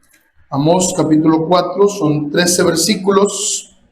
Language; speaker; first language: Spanish; native; Spanish